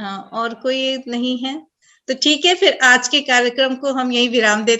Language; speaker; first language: Hindi; native; Hindi